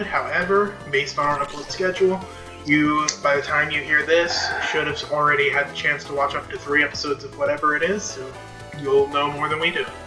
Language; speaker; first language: English; native; English